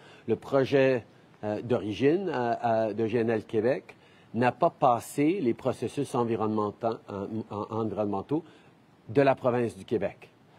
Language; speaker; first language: French; early bilingual, heritage; French